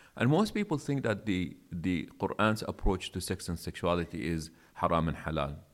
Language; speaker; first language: English; non-native, local second language; Arabic